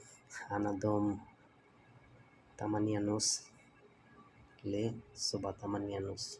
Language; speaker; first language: Arabic; non-native, learner; Bangla